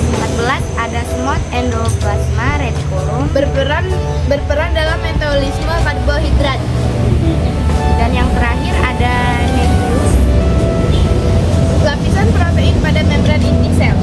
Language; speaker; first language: Indonesian; native; Indonesian